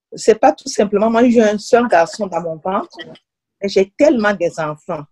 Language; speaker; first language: French; non-native, local second language; Duala